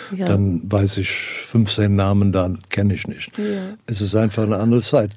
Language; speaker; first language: German; non-native, fluent; Afrikaans